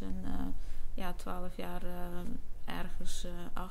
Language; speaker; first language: Dutch; non-native, fluent; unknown